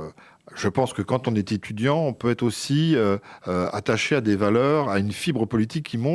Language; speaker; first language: French; native; French